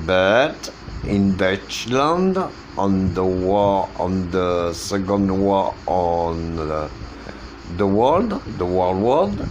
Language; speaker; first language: English; non-native, learner; French